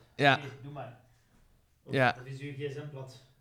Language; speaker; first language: Dutch; native; Dutch